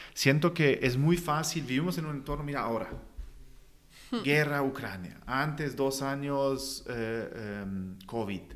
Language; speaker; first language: Spanish; non-native, fluent; German